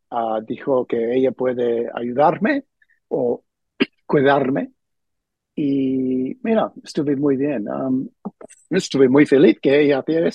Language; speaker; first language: Spanish; early bilingual, heritage; Spanish